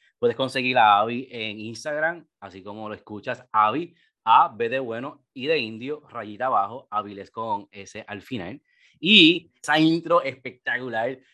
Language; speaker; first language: Spanish; native; Spanish